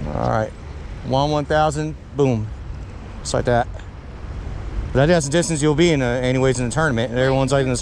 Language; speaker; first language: English; native; English